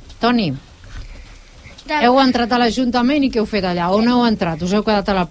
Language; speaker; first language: Catalan; native; Catalan